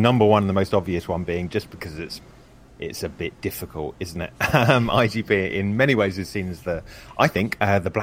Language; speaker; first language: English; native; English